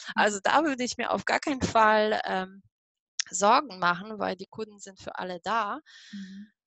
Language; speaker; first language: German; non-native, fluent; Polish